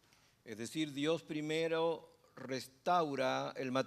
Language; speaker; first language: Spanish; native; Spanish